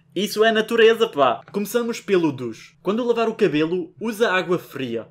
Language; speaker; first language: Portuguese; non-native, fluent; French